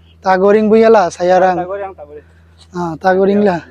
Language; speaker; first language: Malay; non-native, learner; Bangla